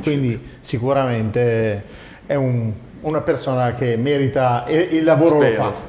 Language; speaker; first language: Italian; native; Italian